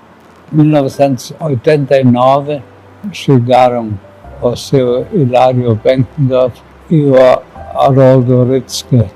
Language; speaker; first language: Portuguese; non-native, fluent; German